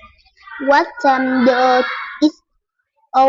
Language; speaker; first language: English; non-native, learner; Vietnamese